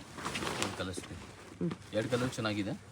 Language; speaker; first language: Kannada; non-native, local second language; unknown